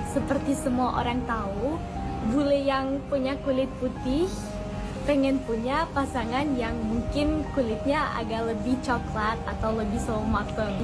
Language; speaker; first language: Indonesian; non-native, fluent; German